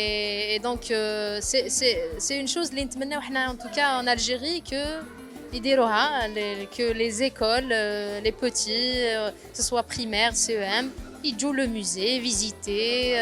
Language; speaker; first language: French; non-native, local second language; Arabic